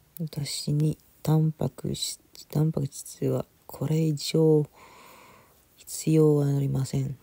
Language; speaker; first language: Japanese; non-native, learner; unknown